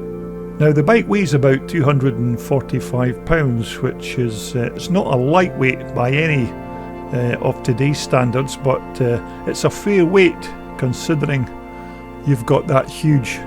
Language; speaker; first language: English; native; English